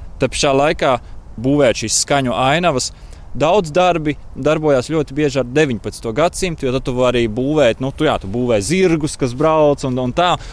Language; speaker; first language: Latvian; native; Latvian